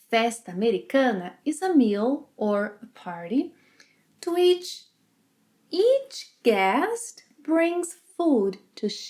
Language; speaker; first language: English; non-native, fluent; Portuguese